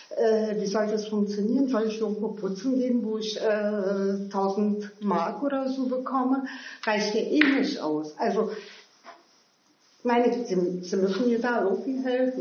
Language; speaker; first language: German; early bilingual, other home language; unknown